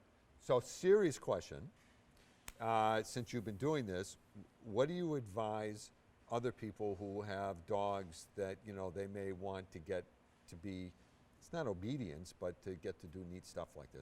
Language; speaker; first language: English; native; English